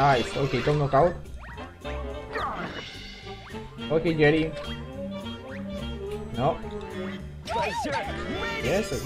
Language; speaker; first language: English; non-native, learner; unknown